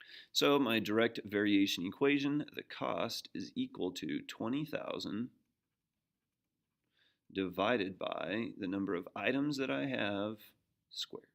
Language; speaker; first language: English; native; English